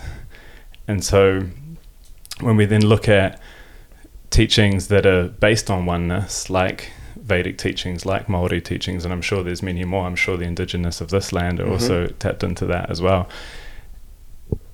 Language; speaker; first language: English; non-native, local second language; German